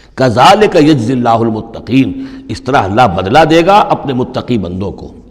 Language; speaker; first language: Urdu; native; Urdu